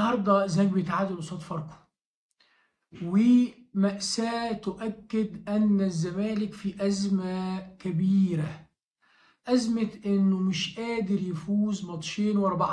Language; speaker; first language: Arabic; native; Arabic